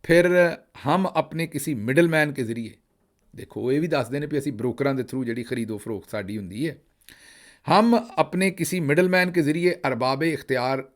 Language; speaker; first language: Urdu; non-native, local second language; Punjabi